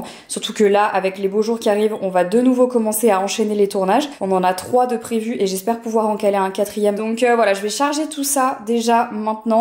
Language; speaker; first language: French; native; French